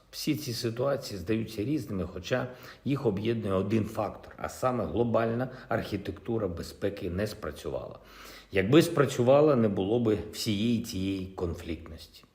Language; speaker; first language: Ukrainian; non-native, local second language; Russian